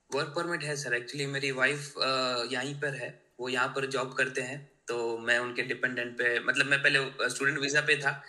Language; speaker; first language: Hindi; non-native, local second language; Gujarati